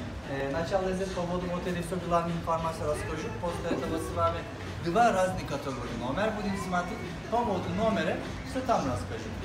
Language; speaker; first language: Russian; non-native, learner; Turkish